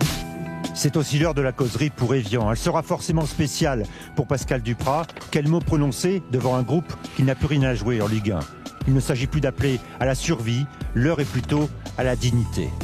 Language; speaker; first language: French; native; French